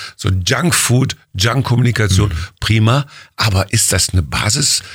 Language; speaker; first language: German; native; German